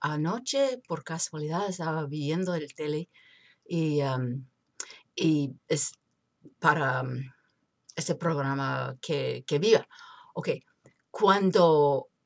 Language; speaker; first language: Spanish; non-native, fluent; English